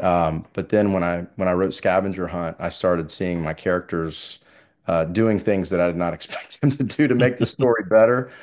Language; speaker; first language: English; native; English